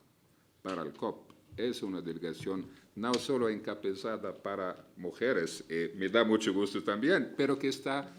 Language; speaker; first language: Spanish; non-native, fluent; Arabic